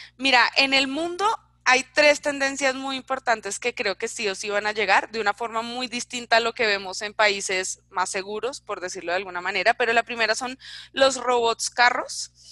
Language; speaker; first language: Spanish; native; Spanish